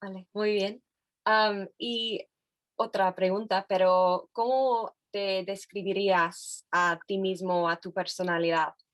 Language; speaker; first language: Spanish; non-native, fluent; English